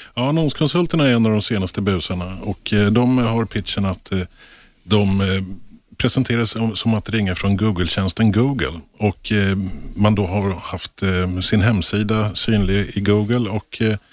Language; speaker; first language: Swedish; native; Swedish